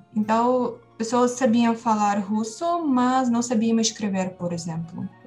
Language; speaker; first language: Portuguese; non-native, fluent; Ukrainian